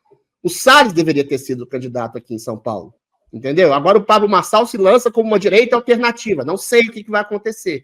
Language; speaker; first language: Portuguese; native; Portuguese